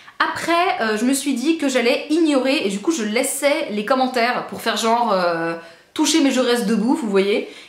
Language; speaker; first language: French; native; French